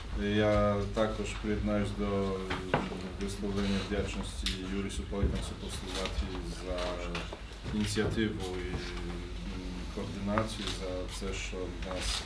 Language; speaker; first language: Ukrainian; non-native, fluent; Polish